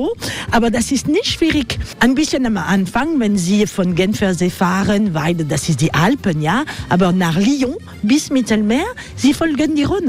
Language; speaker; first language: German; non-native, learner; French